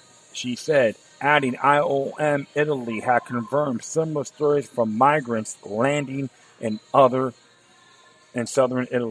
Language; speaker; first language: English; native; English